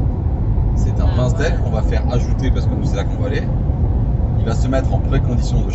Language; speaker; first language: French; native; French